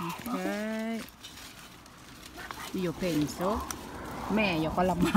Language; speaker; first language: Italian; non-native, learner; Thai